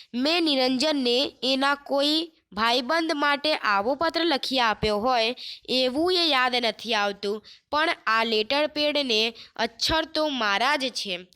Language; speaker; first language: Hindi; non-native, local second language; Gujarati